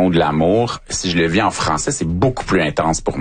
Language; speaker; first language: French; native; French